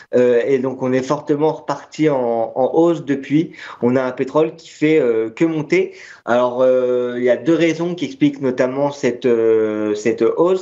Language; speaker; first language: French; native; French